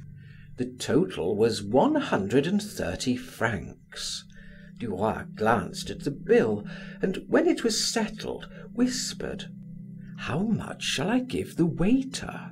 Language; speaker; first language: English; native; English